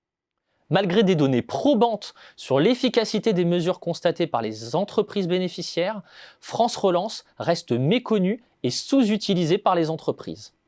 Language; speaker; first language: French; native; French